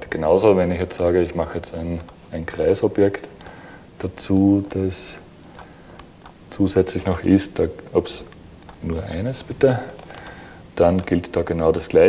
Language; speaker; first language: German; native; German